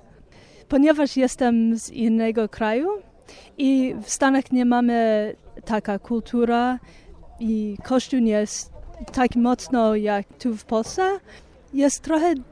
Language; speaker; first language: Polish; non-native, fluent; English